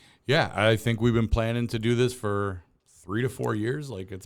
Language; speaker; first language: English; native; English